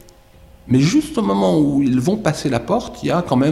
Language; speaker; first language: French; native; French